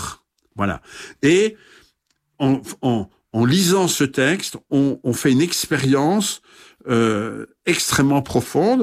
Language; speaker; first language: French; native; French